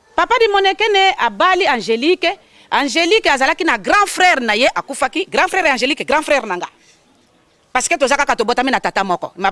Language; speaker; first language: Lingala; non-native, local second language; Kongo